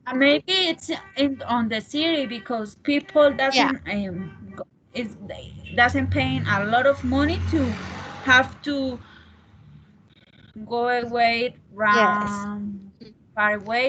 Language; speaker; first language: English; non-native, learner; Spanish